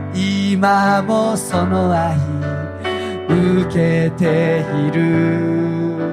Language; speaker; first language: Japanese; non-native, fluent; Hebrew